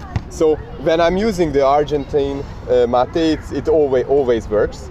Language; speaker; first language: English; non-native, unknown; Hungarian